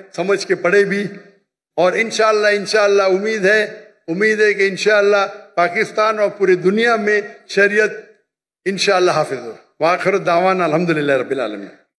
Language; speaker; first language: Urdu; non-native, local second language; Konkani